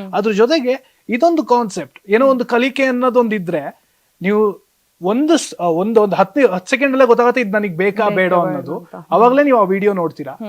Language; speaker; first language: Kannada; native; Kannada